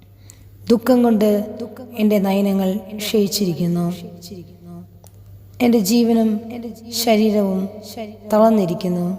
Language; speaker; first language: Malayalam; native; Malayalam